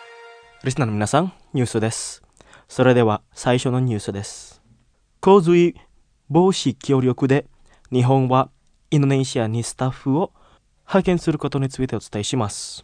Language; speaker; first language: Japanese; non-native, fluent; Indonesian